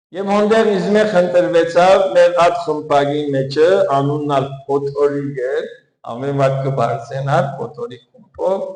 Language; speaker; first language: Armenian; early bilingual, heritage; Armenian